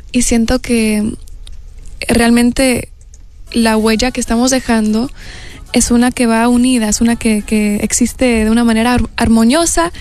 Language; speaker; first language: Spanish; early bilingual, heritage; Spanish